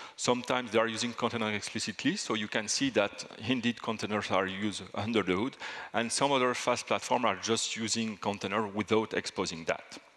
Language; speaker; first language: English; non-native, fluent; French